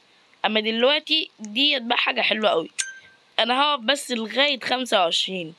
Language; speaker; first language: Arabic; native; Arabic